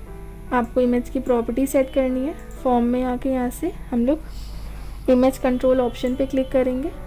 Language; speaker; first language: Hindi; native; Hindi